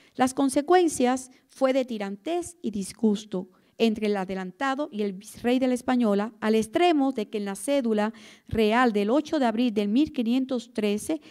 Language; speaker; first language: Spanish; native; Spanish